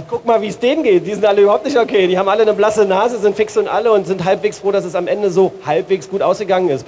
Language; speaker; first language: German; native; German